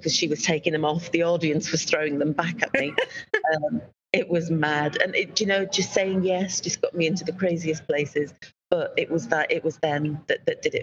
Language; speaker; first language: English; native; English